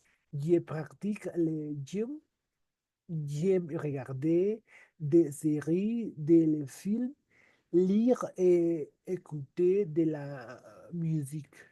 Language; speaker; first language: French; non-native, learner; Spanish